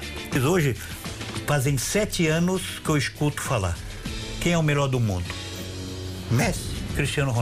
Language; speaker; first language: Spanish; non-native, fluent; Portuguese